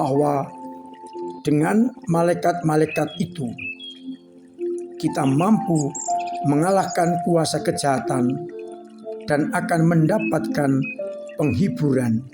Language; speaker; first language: Indonesian; non-native, local second language; Javanese